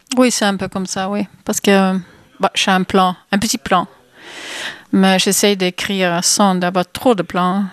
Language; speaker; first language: French; non-native, fluent; Swedish